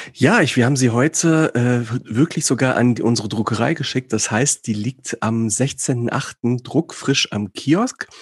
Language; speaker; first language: German; early bilingual, other home language; Greek